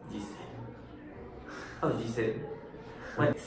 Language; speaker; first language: French; non-native, learner; Spanish